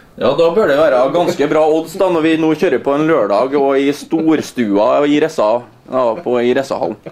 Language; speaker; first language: Norwegian; native; Norwegian